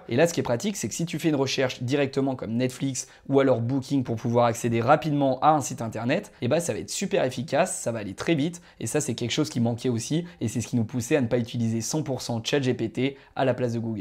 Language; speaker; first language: French; native; French